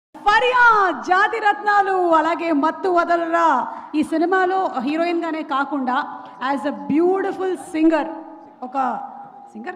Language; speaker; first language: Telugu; native; Telugu